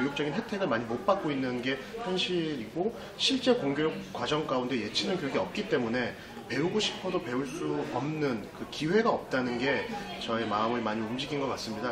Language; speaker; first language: Korean; native; Korean